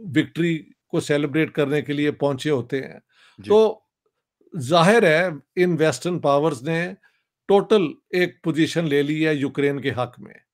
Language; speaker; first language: Urdu; non-native, local second language; Punjabi